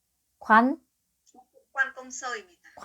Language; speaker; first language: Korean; non-native, learner; Vietnamese